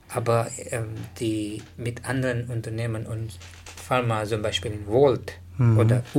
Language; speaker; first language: German; non-native, learner; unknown